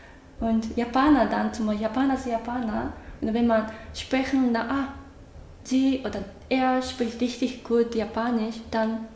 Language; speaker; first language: German; non-native, learner; Japanese